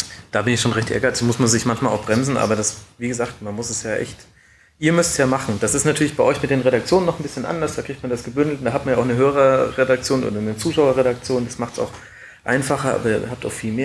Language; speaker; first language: German; native; German